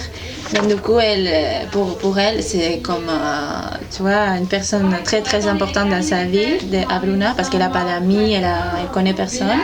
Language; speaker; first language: French; non-native, fluent; Spanish